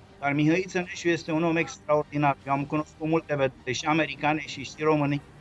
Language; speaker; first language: Romanian; native; Romanian